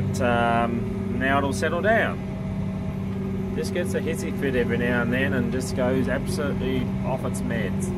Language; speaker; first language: English; native; English